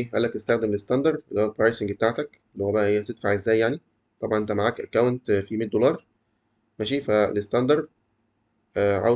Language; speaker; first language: Arabic; native; Arabic